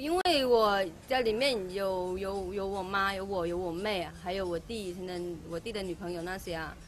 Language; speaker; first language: Chinese; native; Chinese